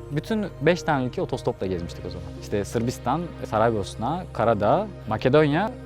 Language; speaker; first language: Turkish; native; Turkish